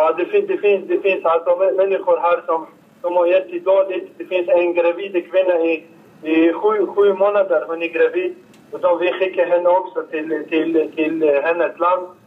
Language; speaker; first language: Swedish; non-native, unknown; Arabic